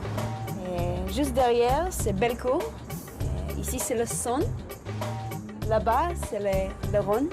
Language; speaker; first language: French; non-native, learner; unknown